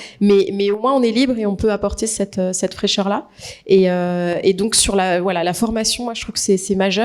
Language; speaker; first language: French; native; French